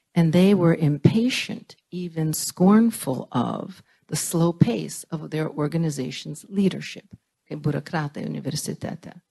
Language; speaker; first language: English; early bilingual, other home language; Lithuanian